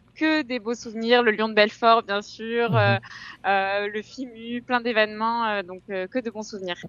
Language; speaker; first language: French; native; French